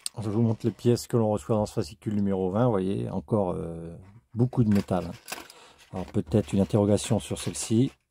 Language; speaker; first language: French; native; French